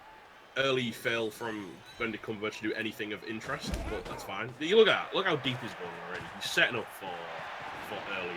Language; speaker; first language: English; native; English